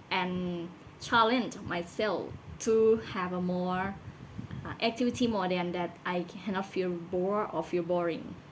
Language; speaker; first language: English; non-native, learner; Thai